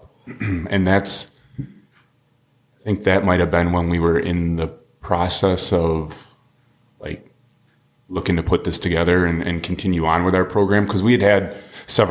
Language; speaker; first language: English; native; English